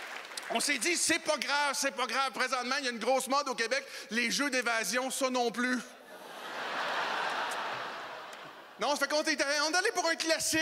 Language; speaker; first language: French; native; French